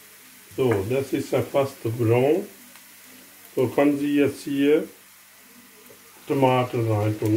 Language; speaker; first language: German; non-native, fluent; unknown